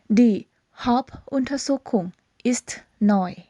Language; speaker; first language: German; non-native, fluent; Thai